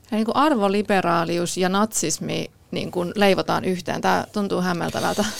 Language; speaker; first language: Finnish; native; Finnish